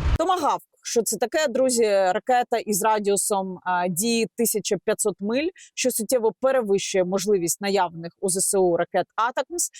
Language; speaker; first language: Ukrainian; native; Ukrainian